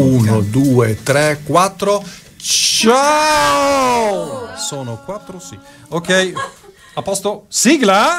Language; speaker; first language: Italian; native; Italian